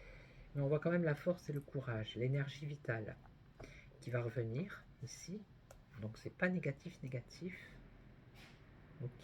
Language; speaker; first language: French; native; French